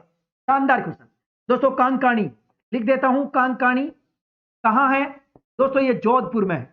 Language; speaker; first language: Hindi; native; Hindi